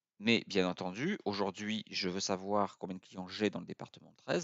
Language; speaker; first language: French; native; French